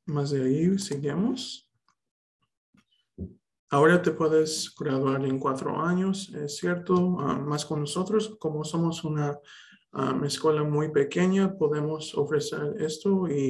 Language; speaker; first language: Spanish; early bilingual, heritage; Spanish